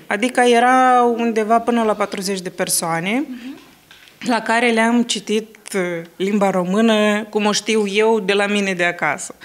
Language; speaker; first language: Romanian; early bilingual, heritage; Romanian